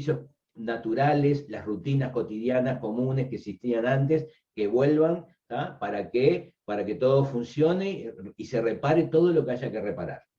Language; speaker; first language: Spanish; native; Spanish